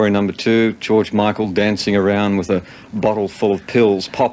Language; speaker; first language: English; native; English